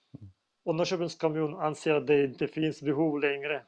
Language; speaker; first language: Swedish; non-native, fluent; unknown